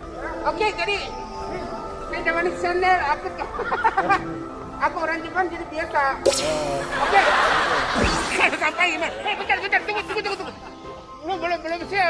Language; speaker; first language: Indonesian; early bilingual, other home language; Japanese